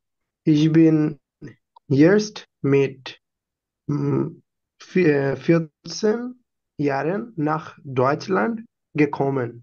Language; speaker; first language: German; non-native, learner; Bangla